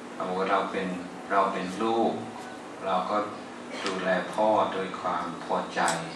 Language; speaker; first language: Thai; non-native, fluent; English